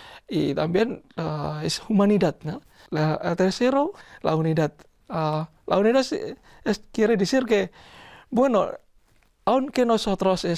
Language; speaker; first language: Spanish; non-native, learner; Indonesian